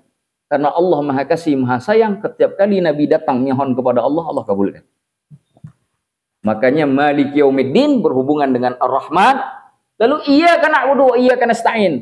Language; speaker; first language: Indonesian; native; Indonesian